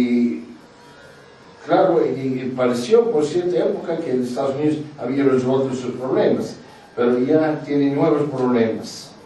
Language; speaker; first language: Spanish; non-native, fluent; English